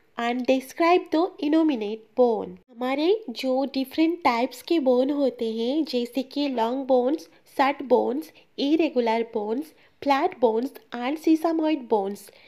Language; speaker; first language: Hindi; non-native, local second language; Bangla